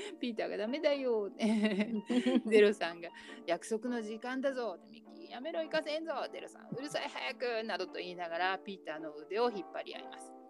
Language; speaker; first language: Japanese; native; Japanese